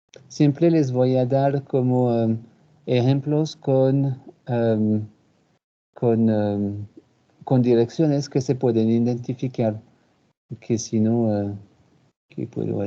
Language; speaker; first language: Spanish; non-native, fluent; French